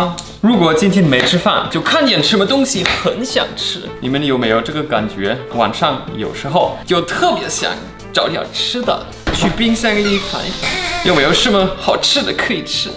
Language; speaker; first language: Chinese; non-native, fluent; German